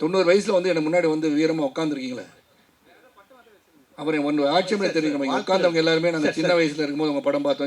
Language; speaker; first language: Tamil; native; Tamil